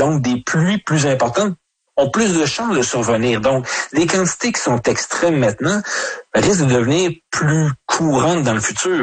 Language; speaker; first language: French; native; French